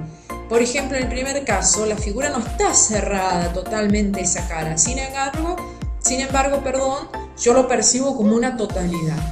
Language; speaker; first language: Spanish; native; Spanish